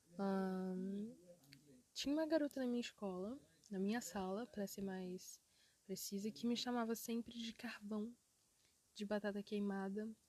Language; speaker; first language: Portuguese; early bilingual, other home language; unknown